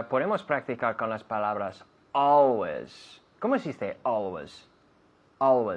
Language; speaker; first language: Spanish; non-native, fluent; English